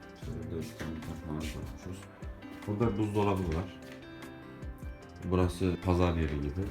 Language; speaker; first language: Turkish; native; Turkish